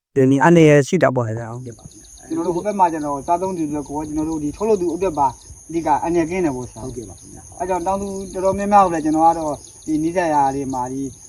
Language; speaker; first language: Burmese; native; Burmese